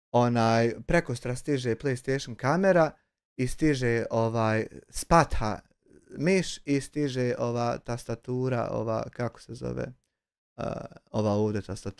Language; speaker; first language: Bosnian; native; Bosnian